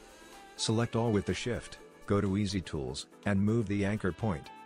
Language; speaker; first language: English; non-native, fluent; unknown